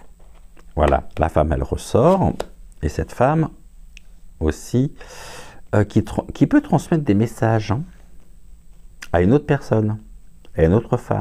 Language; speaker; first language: French; native; French